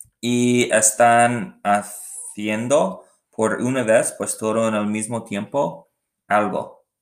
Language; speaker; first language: Spanish; non-native, learner; English